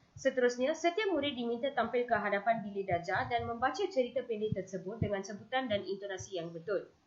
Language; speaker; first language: Malay; non-native, local second language; Tamil